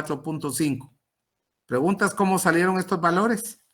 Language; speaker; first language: Spanish; native; Spanish